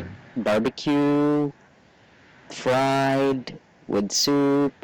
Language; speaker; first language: English; non-native, fluent; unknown